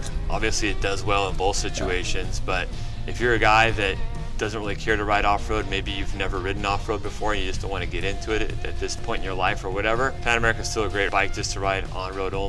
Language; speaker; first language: English; native; English